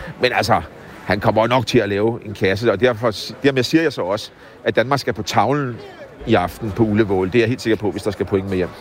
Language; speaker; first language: Danish; native; Danish